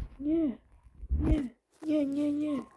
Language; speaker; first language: Polish; early bilingual, other home language; Ukrainian